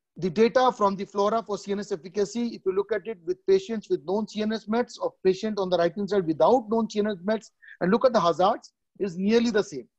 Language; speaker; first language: English; non-native, local second language; Odia